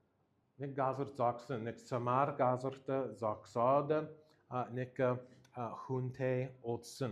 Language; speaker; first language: Mongolian; early bilingual, heritage; Mongolian